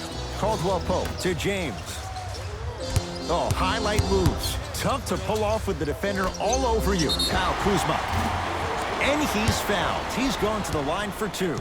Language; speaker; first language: English; native; English